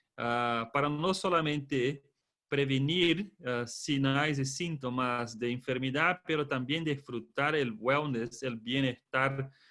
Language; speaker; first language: Spanish; non-native, fluent; Portuguese